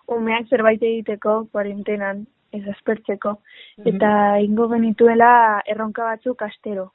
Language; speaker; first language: Basque; non-native, local second language; Spanish